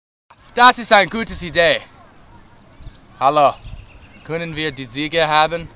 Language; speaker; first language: German; non-native, learner; English